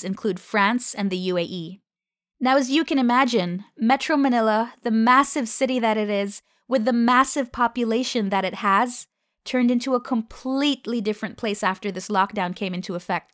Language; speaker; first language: English; non-native, local second language; Filipino